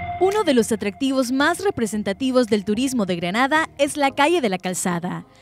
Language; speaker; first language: Spanish; native; Spanish